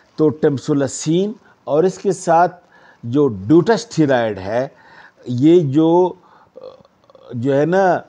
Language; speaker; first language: Urdu; non-native, local second language; Pashto